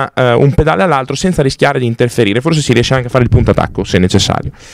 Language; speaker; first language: Italian; native; Italian